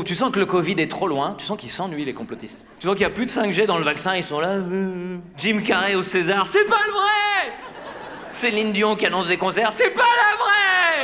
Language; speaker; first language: French; native; French